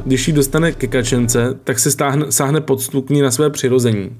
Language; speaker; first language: Czech; native; Czech